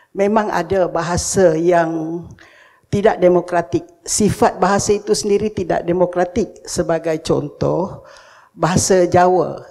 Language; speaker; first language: Malay; native; Malay